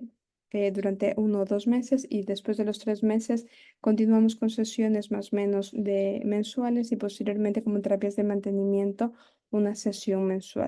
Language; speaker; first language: Spanish; native; Spanish